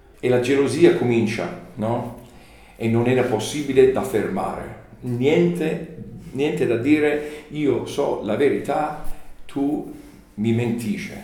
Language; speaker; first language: Italian; non-native, learner; English